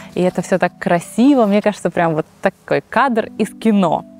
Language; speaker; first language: Russian; native; Russian